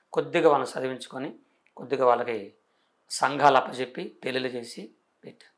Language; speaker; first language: Telugu; non-native, local second language; Koya